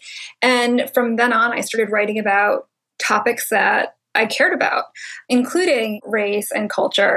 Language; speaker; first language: English; native; English